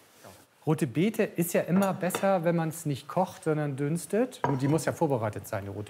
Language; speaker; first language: German; native; German